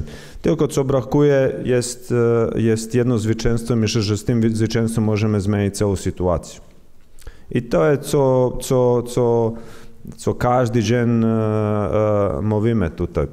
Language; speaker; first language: Polish; non-native, learner; Croatian